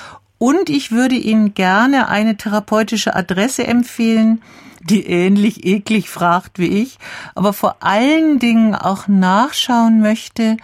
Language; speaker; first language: German; native; German